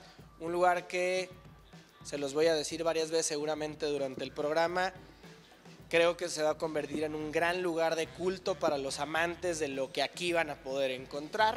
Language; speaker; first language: Spanish; native; Spanish